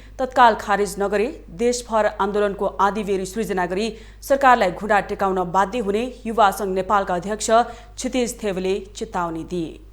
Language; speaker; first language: Nepali; native; Nepali